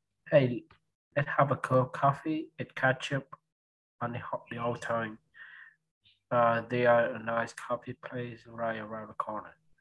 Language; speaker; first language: English; non-native, learner; Vietnamese